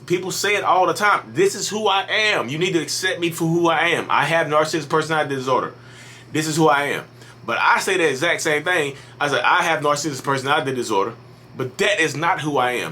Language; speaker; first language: English; native; English